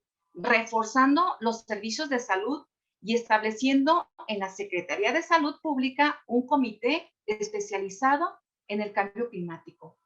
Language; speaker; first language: Spanish; native; Spanish